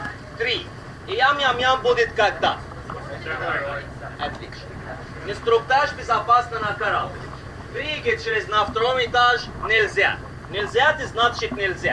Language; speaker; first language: Russian; non-native, learner; Arabic